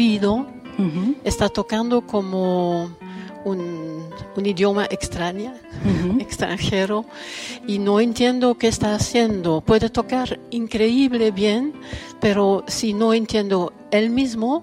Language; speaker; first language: Spanish; non-native, fluent; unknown